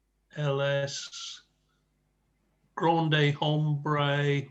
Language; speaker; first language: Spanish; non-native, learner; English